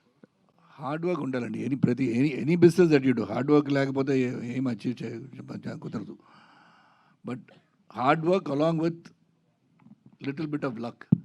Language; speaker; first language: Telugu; non-native, fluent; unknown